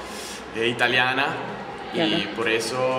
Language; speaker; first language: Spanish; non-native, learner; Italian